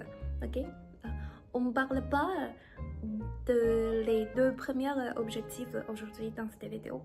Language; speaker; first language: French; non-native, learner; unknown